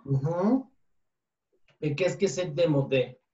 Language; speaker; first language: French; non-native, learner; Spanish